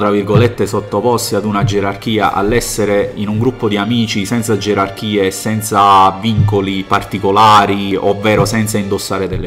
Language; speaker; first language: Italian; native; Italian